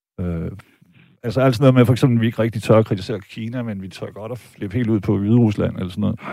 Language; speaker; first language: Danish; native; Danish